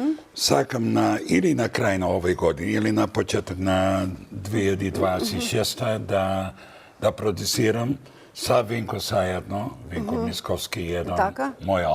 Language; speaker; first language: Macedonian; non-native, fluent; Dutch